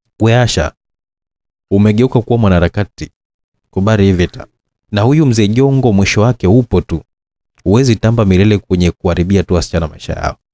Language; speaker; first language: Swahili; native; Swahili